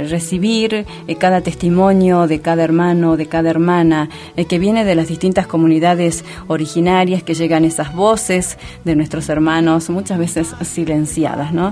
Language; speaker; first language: Spanish; native; Spanish